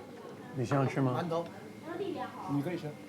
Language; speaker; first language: Chinese; non-native, learner; English